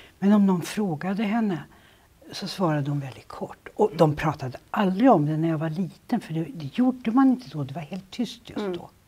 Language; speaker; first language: Swedish; native; Swedish